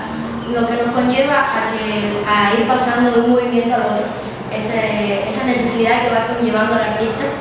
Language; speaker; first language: Spanish; native; Spanish